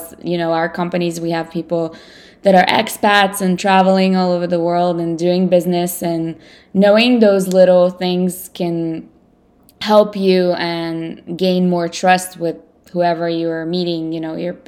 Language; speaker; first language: English; non-native, fluent; Russian